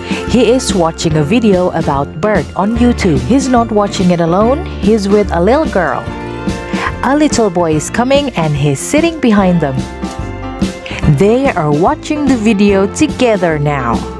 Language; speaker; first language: English; non-native, fluent; Indonesian